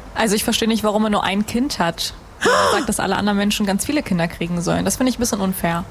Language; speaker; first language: German; native; German